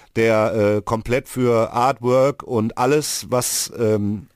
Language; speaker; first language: German; native; German